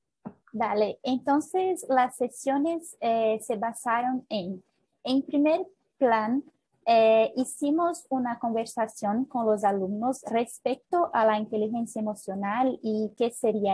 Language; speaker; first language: Spanish; non-native, fluent; Portuguese